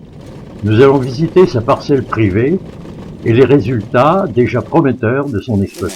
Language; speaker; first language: French; native; French